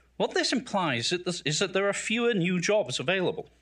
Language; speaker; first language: English; native; English